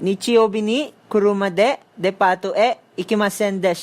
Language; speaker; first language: Japanese; non-native, learner; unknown